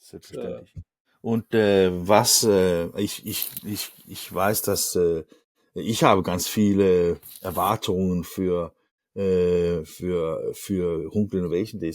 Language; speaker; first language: German; non-native, learner; Danish